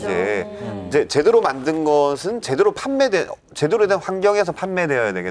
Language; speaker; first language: Korean; native; Korean